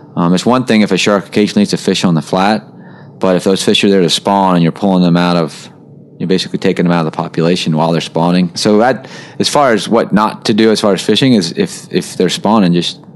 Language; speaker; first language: English; native; English